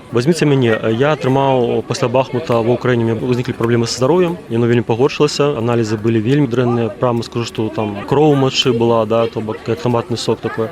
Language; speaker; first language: Belarusian; non-native, local second language; Russian